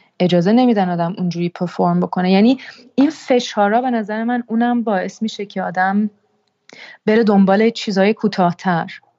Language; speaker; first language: Persian; early bilingual, heritage; Persian